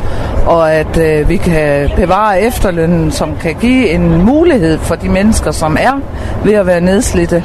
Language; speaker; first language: Danish; native; Danish